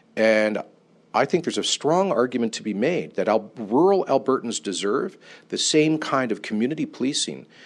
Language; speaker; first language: English; native; English